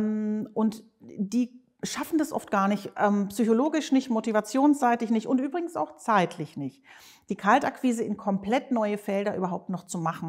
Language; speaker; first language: German; native; German